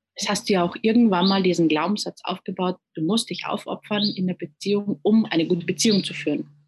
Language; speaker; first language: German; native; German